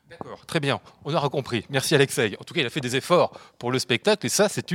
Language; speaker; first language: French; native; French